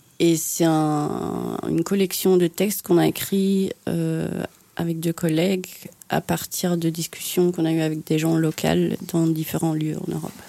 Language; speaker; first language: French; non-native, fluent; Finnish